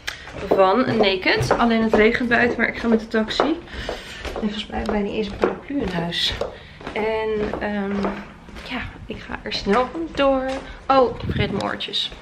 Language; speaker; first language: Dutch; native; Dutch